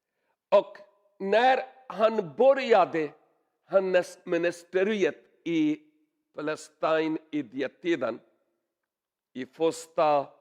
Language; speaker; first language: Swedish; non-native, learner; Urdu